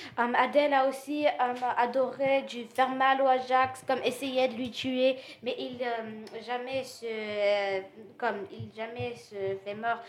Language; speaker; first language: French; non-native, learner; English